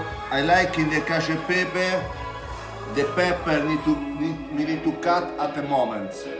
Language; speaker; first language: English; non-native, learner; Italian